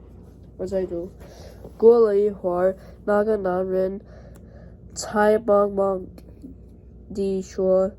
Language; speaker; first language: Chinese; non-native, learner; English